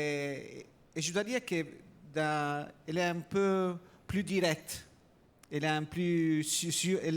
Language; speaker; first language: French; non-native, learner; Italian